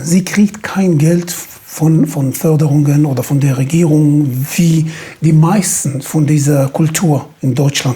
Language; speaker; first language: German; non-native, fluent; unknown